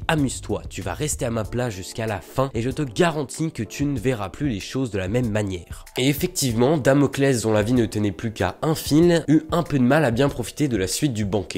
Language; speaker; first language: French; native; French